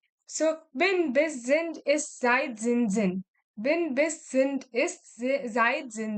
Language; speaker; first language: German; non-native, fluent; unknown